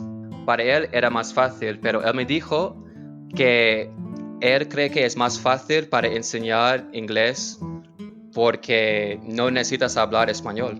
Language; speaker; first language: Spanish; non-native, learner; English